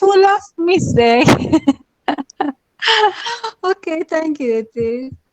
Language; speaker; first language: English; non-native, learner; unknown